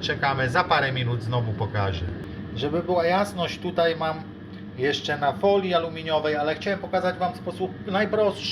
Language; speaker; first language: Polish; native; Polish